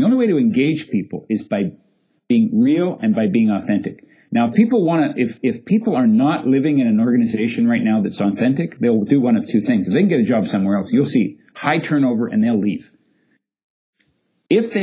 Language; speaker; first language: English; native; English